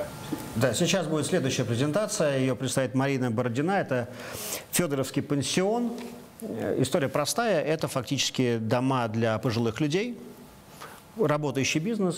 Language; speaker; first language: Russian; native; Russian